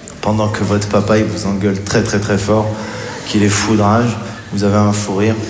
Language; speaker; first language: French; native; French